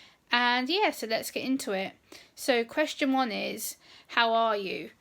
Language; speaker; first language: English; native; English